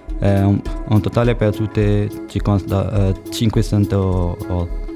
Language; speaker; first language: Italian; non-native, learner; Arabic